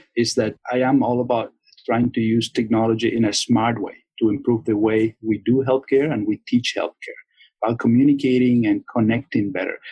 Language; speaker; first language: English; non-native, fluent; Spanish